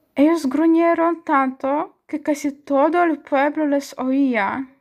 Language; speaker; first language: Spanish; non-native, fluent; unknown